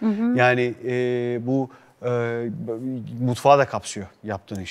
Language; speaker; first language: Turkish; native; Turkish